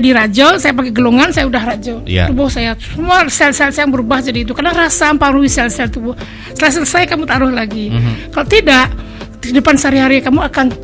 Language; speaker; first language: Indonesian; non-native, local second language; Balinese